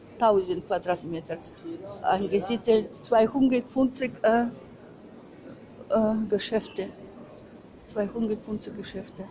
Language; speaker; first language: German; non-native, learner; Russian